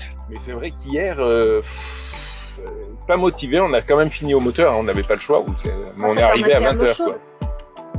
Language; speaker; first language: French; native; French